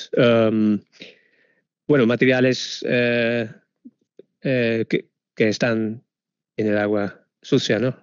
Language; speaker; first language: Spanish; non-native, fluent; Dutch